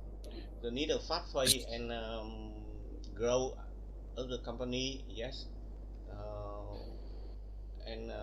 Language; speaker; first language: English; non-native, learner; Vietnamese